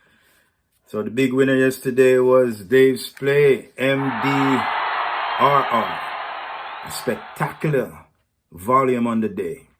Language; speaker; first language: English; native; English